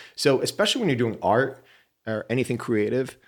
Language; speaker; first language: English; native; English